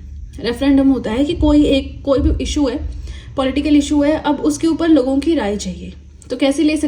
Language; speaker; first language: Hindi; native; Hindi